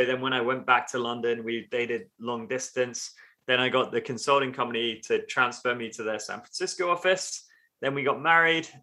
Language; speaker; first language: English; native; English